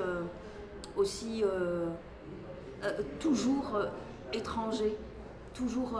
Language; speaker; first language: French; native; French